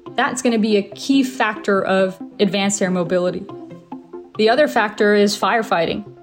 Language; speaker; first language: English; native; English